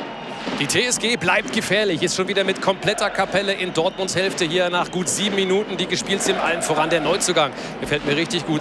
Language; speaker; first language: German; native; German